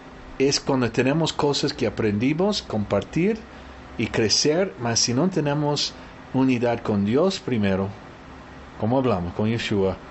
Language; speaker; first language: Spanish; early bilingual, heritage; Spanish